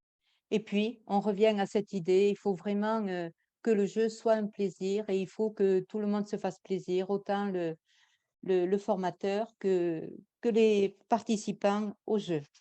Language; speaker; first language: French; native; French